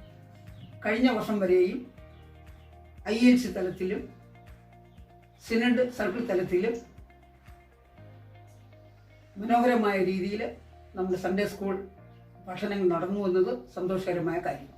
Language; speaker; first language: Malayalam; native; Malayalam